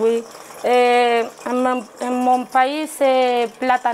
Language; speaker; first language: French; non-native, learner; Spanish